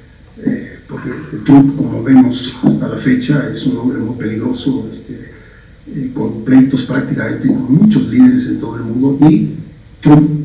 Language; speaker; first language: Spanish; native; Spanish